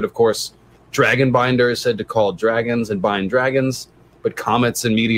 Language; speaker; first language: English; native; English